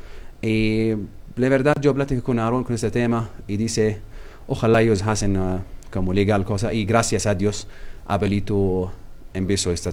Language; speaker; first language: Spanish; non-native, learner; Arabic